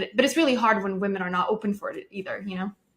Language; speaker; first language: English; non-native, fluent; Swedish